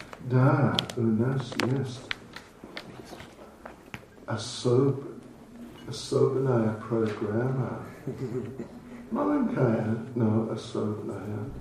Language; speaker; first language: Russian; non-native, learner; English